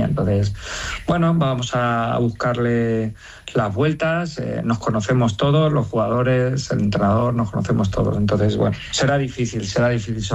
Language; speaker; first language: Spanish; native; Spanish